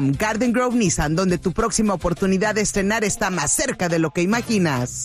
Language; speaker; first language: Spanish; native; Spanish